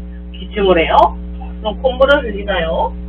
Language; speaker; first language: Korean; native; Korean